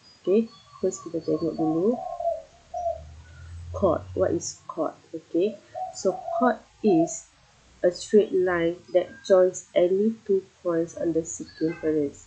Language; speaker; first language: English; non-native, local second language; Malay